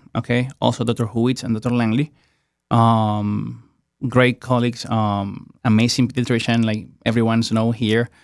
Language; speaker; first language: English; non-native, fluent; Spanish